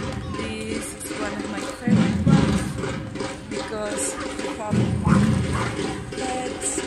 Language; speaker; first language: English; non-native, fluent; Spanish